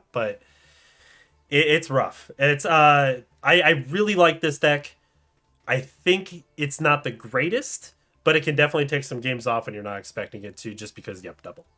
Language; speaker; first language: English; native; English